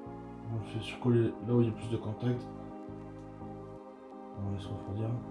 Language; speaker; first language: French; native; French